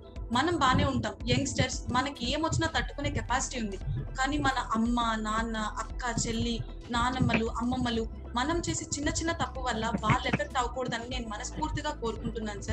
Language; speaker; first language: Telugu; native; Telugu